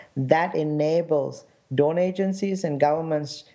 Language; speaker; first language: English; non-native, local second language; Sinhala